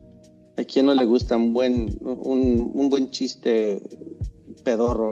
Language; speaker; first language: Spanish; non-native, fluent; English